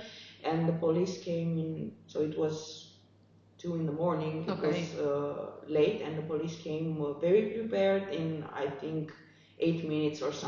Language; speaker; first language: English; non-native, fluent; Romanian